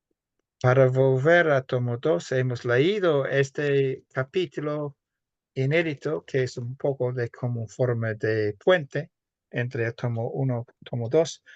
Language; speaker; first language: Spanish; non-native, fluent; English